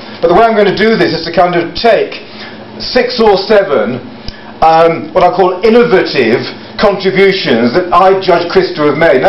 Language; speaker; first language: English; native; English